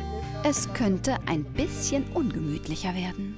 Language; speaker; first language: German; native; German